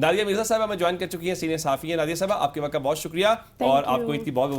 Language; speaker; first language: Urdu; native; Urdu